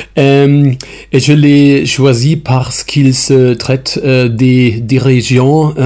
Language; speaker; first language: French; non-native, fluent; German